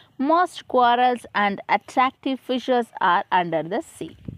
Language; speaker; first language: English; non-native, local second language; Tamil